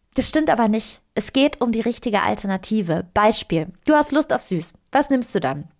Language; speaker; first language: German; non-native, fluent; Italian